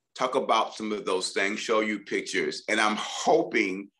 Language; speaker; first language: English; native; English